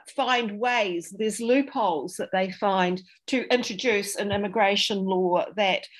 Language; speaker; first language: English; native; English